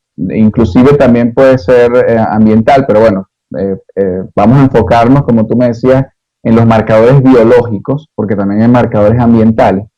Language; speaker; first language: Spanish; native; Spanish